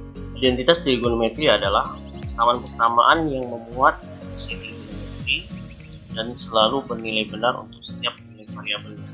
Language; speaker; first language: Indonesian; native; Indonesian